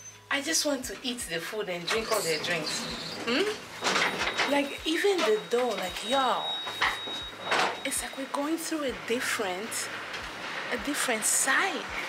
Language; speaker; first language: English; native; English